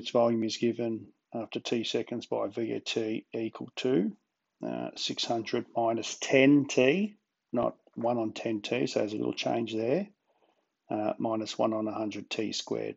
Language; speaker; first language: English; native; English